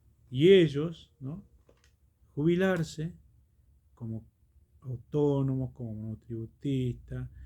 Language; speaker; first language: Spanish; native; Spanish